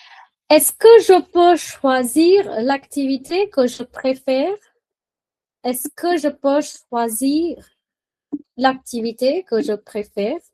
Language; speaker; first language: French; non-native, fluent; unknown